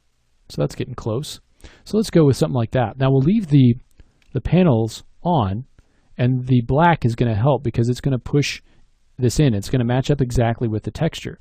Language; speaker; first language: English; native; English